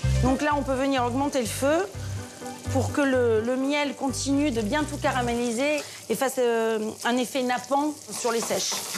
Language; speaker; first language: French; native; French